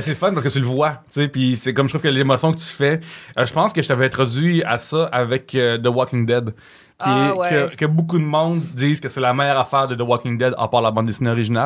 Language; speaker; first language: French; native; French